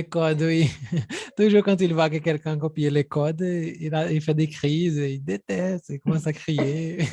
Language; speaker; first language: French; non-native, fluent; Portuguese